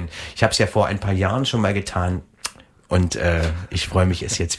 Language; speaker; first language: German; native; German